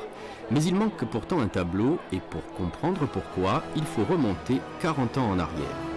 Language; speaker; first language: French; native; French